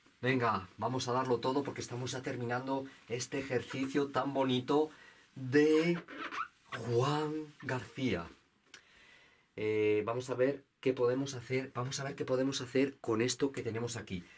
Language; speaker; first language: Spanish; native; Spanish